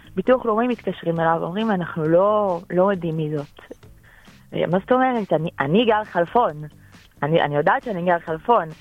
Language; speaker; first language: Hebrew; early bilingual, other home language; English